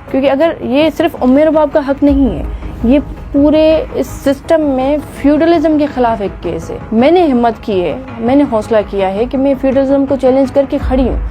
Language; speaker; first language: Urdu; non-native, local second language; Sindhi